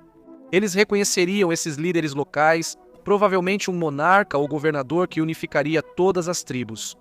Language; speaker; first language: Portuguese; native; Portuguese